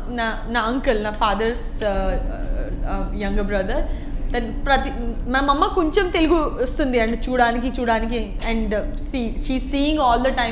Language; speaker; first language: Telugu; non-native, learner; Gujarati